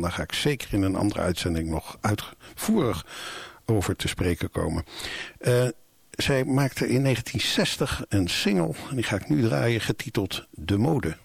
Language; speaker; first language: Dutch; native; Dutch